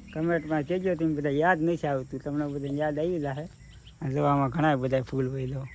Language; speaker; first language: Gujarati; native; Gujarati